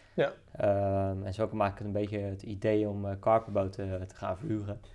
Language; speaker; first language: Dutch; native; Dutch